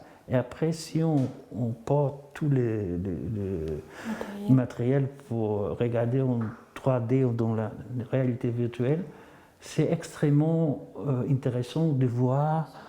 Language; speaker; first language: French; non-native, fluent; Greek